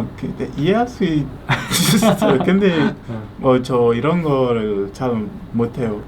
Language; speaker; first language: Korean; non-native, learner; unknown